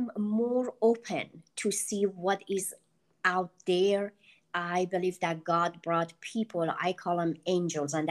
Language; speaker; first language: English; non-native, fluent; Persian